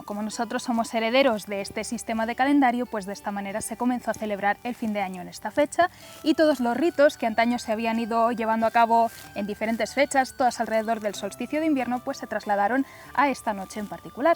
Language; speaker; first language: Spanish; native; Spanish